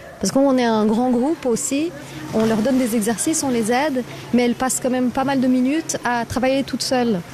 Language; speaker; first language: French; non-native, fluent; Portuguese